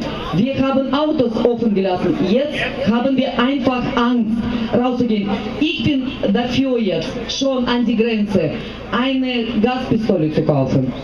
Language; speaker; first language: German; non-native, fluent; Russian